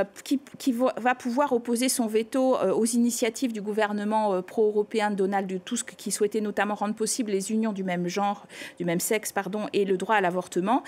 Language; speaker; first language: French; native; French